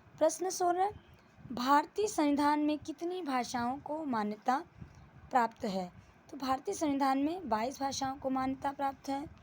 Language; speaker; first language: Hindi; native; Hindi